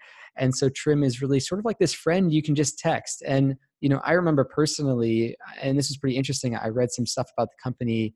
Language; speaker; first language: English; native; English